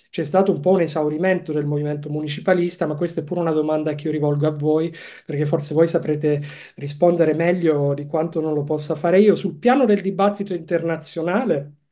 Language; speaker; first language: Italian; native; Italian